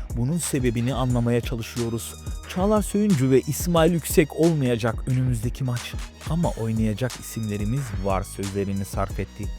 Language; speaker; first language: Turkish; native; Turkish